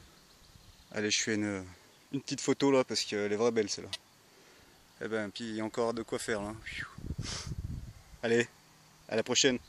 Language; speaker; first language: French; native; French